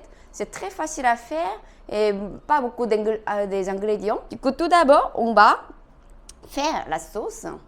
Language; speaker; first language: French; non-native, fluent; Korean